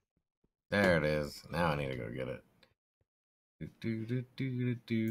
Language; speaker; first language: English; native; English